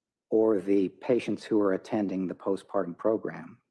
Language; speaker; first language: English; native; English